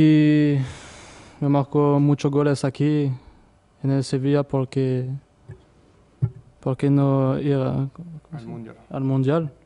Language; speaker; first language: Spanish; non-native, learner; French